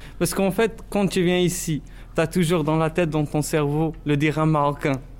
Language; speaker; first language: French; non-native, local second language; Arabic